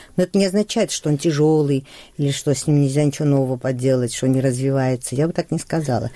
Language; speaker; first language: Russian; non-native, local second language; Georgian